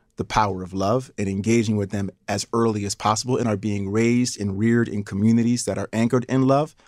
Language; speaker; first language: English; native; English